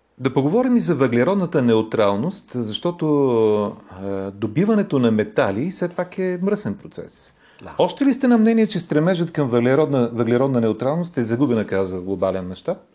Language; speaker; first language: Bulgarian; native; Bulgarian